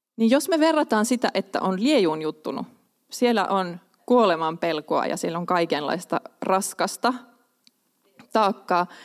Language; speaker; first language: Finnish; non-native, local second language; Swedish